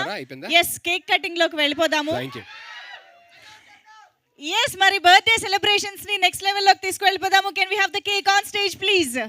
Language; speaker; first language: Telugu; native; Telugu